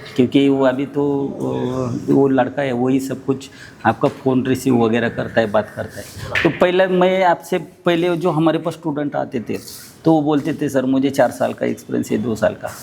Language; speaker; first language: Hindi; non-native, local second language; Marathi